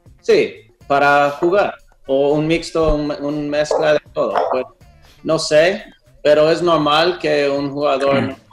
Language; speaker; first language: Spanish; non-native, fluent; English